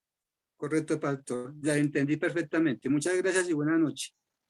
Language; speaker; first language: Spanish; native; Spanish